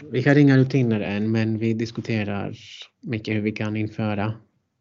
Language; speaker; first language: Swedish; non-native, fluent; Greek